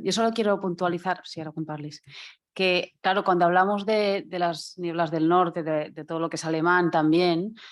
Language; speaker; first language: Spanish; non-native, local second language; Catalan